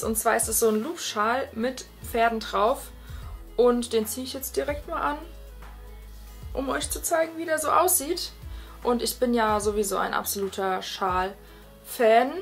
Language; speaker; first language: German; native; German